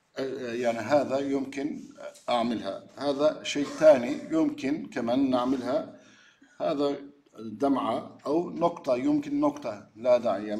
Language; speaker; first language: Arabic; non-native, learner; Turkish